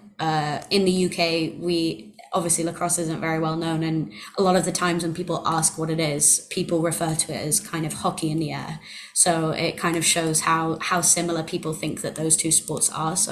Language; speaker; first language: English; native; English